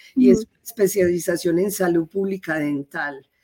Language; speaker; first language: Spanish; native; Spanish